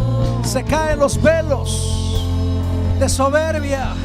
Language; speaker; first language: Spanish; native; Spanish